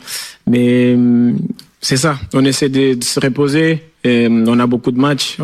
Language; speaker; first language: French; non-native, fluent; Portuguese